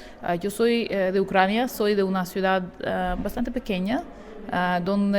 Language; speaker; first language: Spanish; non-native, fluent; Ukrainian